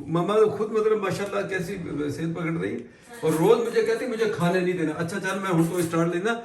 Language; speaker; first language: Urdu; non-native, local second language; Punjabi